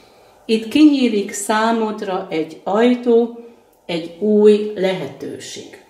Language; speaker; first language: Hungarian; native; Hungarian